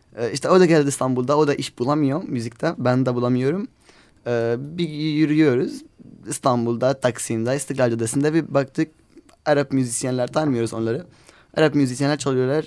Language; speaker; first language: Turkish; non-native, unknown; Arabic